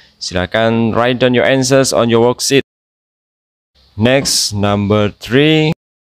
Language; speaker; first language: English; non-native, fluent; Indonesian